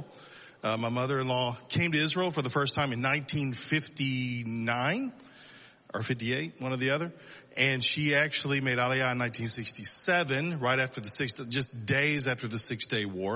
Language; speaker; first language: English; native; English